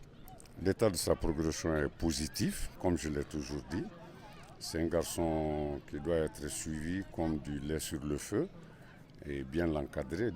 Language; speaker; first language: French; non-native, local second language; Bambara